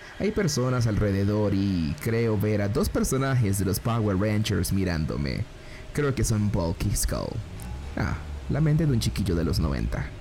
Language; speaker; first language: Spanish; native; Spanish